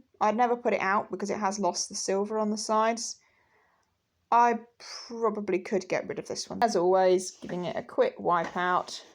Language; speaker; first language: English; native; English